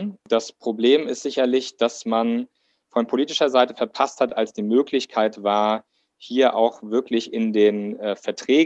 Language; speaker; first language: German; native; German